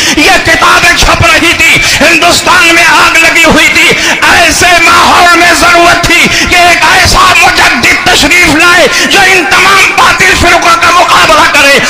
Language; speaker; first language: Urdu; native; Urdu